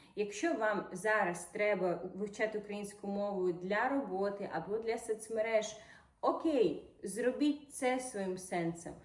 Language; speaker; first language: Ukrainian; non-native, local second language; Russian